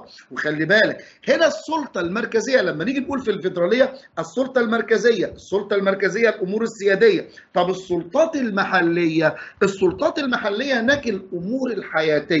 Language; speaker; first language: Arabic; native; Arabic